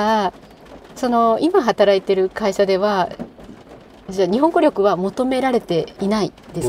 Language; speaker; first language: Japanese; native; Japanese